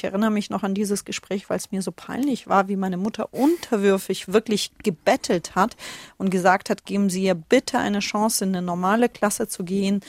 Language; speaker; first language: German; early bilingual, other home language; Russian